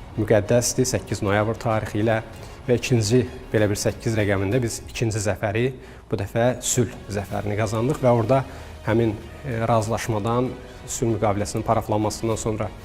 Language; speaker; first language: Azerbaijani; native; Azerbaijani